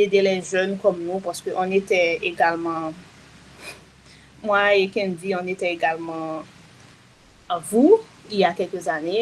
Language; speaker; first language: French; non-native, local second language; Haitian Creole